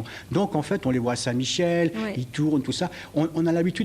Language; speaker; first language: French; native; French